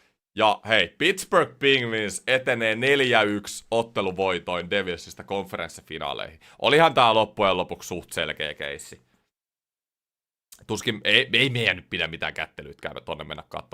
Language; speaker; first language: Finnish; native; Finnish